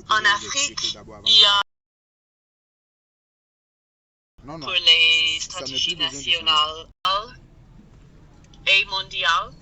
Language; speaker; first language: French; non-native, learner; English